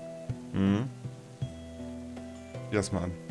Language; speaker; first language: German; native; German